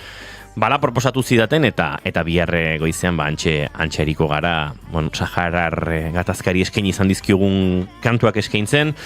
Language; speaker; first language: Basque; native; Basque